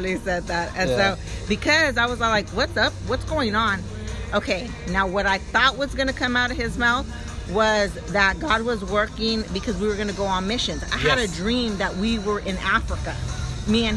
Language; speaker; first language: English; native; English